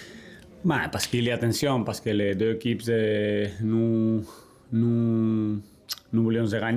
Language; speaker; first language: French; non-native, learner; Spanish